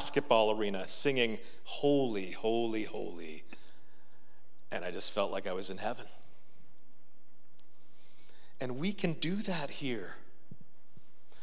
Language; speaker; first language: English; native; English